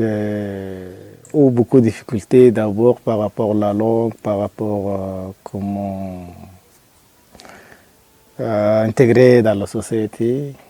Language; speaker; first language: French; non-native, fluent; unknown